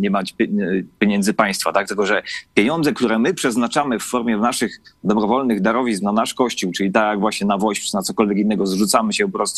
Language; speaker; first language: Polish; native; Polish